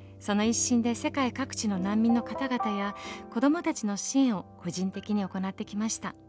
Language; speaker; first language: Japanese; early bilingual, other home language; Persian